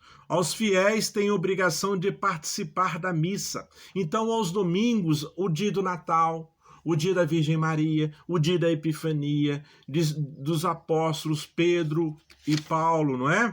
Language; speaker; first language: Portuguese; native; Portuguese